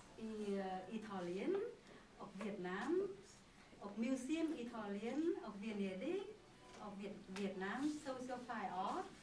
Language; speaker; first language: Swedish; non-native, learner; Vietnamese